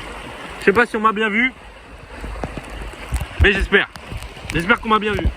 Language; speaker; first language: French; native; French